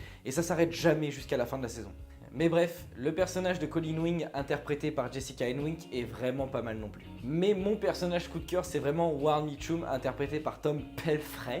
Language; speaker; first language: French; native; French